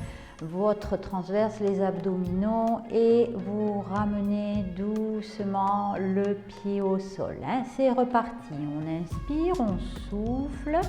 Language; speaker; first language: French; native; French